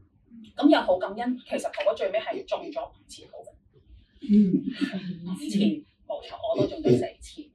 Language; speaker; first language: Cantonese; native; Cantonese